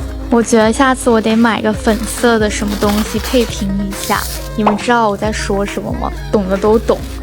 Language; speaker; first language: Chinese; native; Chinese